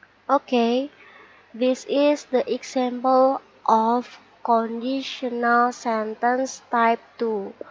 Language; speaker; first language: English; non-native, learner; Indonesian